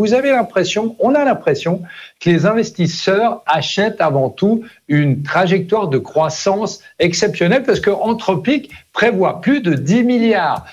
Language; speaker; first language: French; native; French